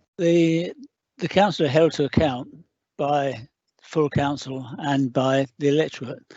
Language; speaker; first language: English; native; English